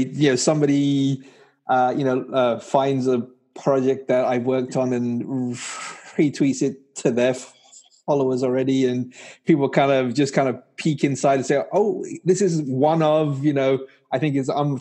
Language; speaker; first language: English; native; English